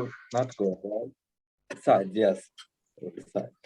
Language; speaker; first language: English; non-native, learner; Turkish